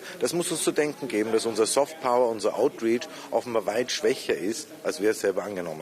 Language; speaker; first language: German; native; German